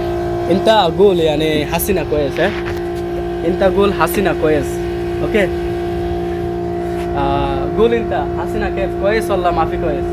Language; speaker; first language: Arabic; non-native, learner; Bangla